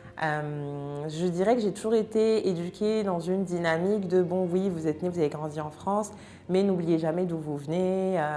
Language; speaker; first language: French; native; French